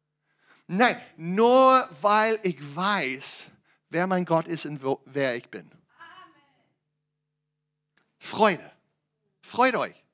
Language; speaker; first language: German; non-native, learner; English